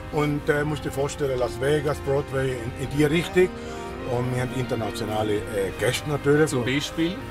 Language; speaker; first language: German; early bilingual, heritage; Spanish